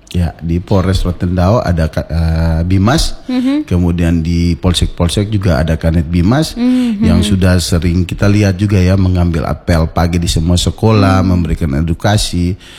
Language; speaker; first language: Indonesian; native; Indonesian